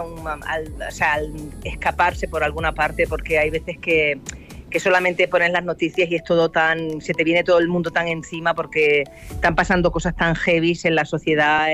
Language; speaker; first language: Spanish; native; Spanish